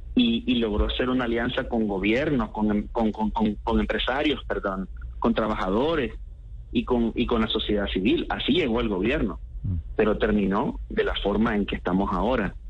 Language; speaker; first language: Spanish; native; Spanish